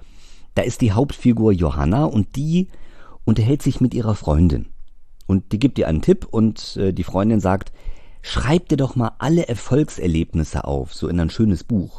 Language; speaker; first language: German; native; German